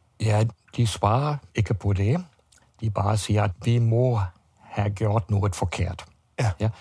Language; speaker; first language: Danish; non-native, fluent; German